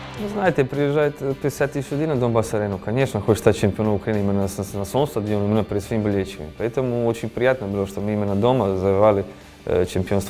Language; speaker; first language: Russian; non-native, fluent; Croatian